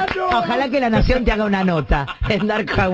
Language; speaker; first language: Spanish; native; Spanish